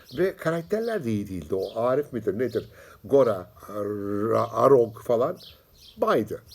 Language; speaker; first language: Turkish; native; Turkish